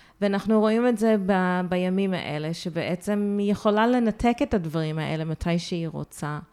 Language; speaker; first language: Hebrew; early bilingual, heritage; Hebrew